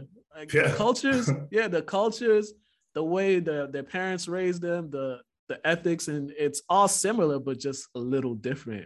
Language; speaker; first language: English; early bilingual, other home language; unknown